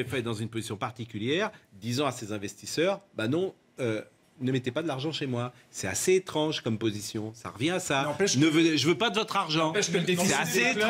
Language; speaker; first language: French; native; French